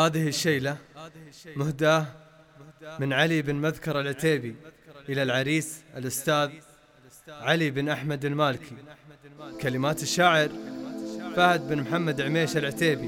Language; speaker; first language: Arabic; native; Arabic